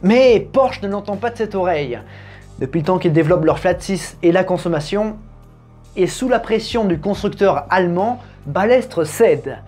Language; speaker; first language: French; native; French